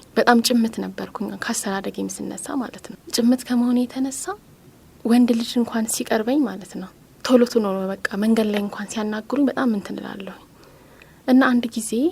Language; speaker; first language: Amharic; native; Amharic